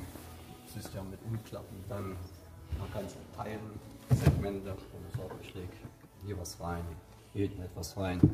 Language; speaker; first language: German; native; German